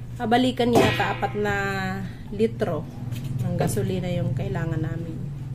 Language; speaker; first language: Filipino; non-native, local second language; Bikol